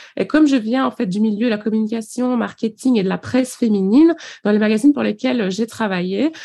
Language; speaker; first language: French; native; French